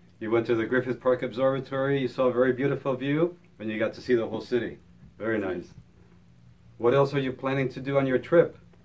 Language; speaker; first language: English; native; English